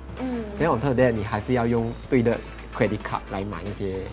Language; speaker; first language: Chinese; native; Chinese